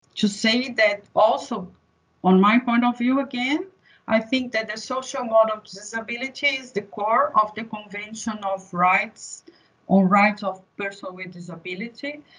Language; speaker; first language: English; non-native, fluent; Portuguese